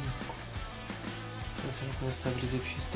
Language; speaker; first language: Turkish; native; Turkish